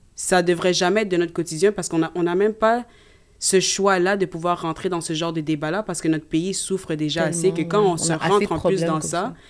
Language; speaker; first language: French; native; French